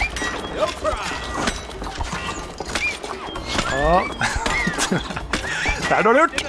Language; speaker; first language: Norwegian; native; Norwegian